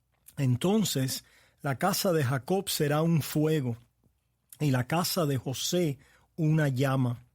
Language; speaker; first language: Spanish; native; Spanish